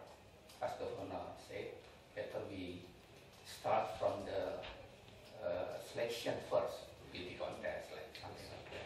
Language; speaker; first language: English; non-native, learner; Indonesian